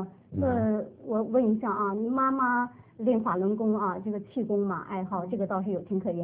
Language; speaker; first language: Chinese; native; Chinese